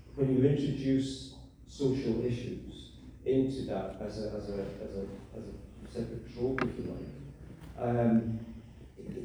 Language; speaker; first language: English; native; English